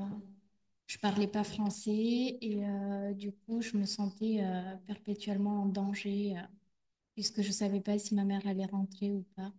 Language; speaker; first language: French; native; French